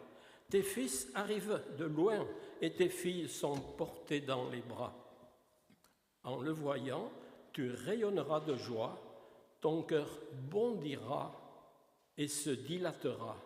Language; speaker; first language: French; native; French